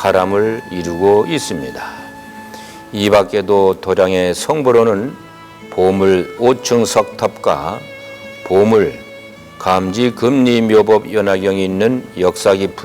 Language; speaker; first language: Korean; native; Korean